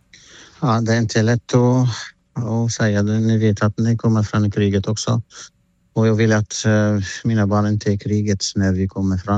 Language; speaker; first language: Swedish; non-native, learner; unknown